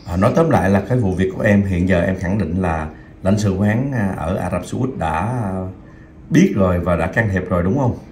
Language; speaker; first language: Vietnamese; native; Vietnamese